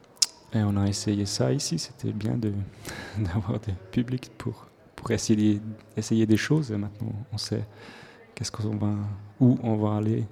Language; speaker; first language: French; non-native, local second language; Swiss German